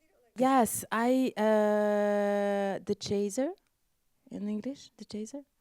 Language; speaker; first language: English; non-native, learner; French